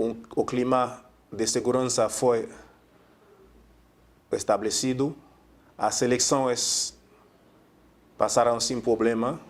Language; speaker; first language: Portuguese; non-native, fluent; Haitian Creole